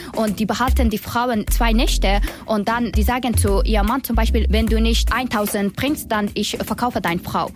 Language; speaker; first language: German; non-native, learner; Persian